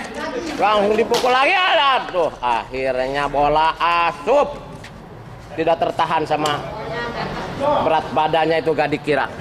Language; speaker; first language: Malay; non-native, local second language; Javanese